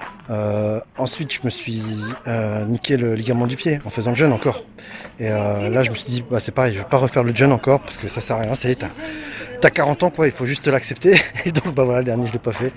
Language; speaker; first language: French; native; French